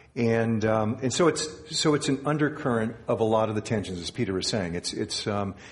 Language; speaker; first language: English; native; English